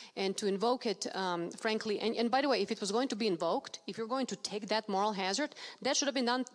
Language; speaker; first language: English; non-native, fluent; Serbian